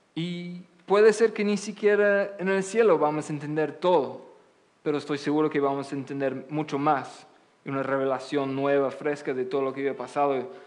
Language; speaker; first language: Spanish; non-native, fluent; English